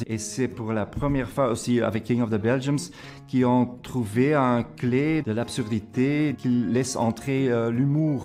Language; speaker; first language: French; non-native, local second language; Dutch